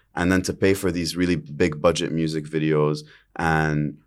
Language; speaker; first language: English; early bilingual, other home language; Arabic